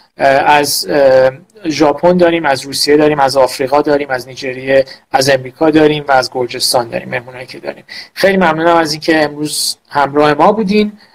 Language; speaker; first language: Persian; native; Persian